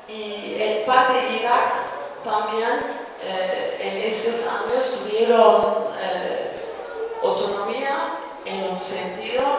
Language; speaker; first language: Spanish; non-native, fluent; Kurdish